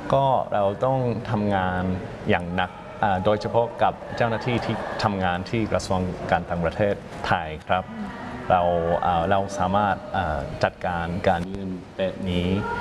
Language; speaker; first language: Thai; non-native, fluent; English